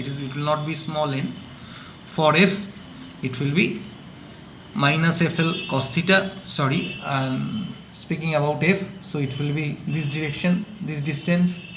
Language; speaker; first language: English; non-native, local second language; Bangla